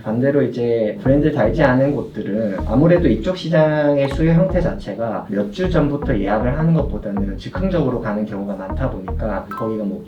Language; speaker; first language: Korean; native; Korean